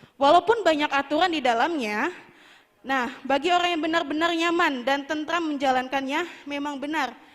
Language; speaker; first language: Indonesian; native; Indonesian